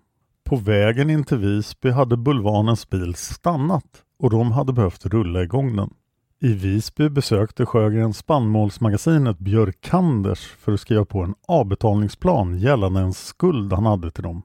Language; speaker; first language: Swedish; native; Swedish